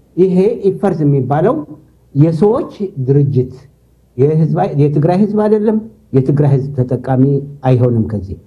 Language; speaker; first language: Amharic; non-native, local second language; Tigrinya